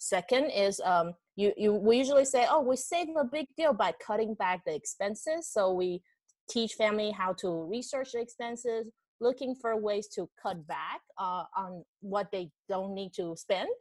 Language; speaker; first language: English; non-native, fluent; Chinese